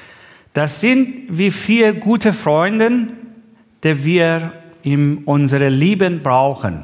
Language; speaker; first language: German; non-native, learner; Persian